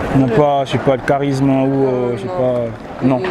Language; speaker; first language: French; native; French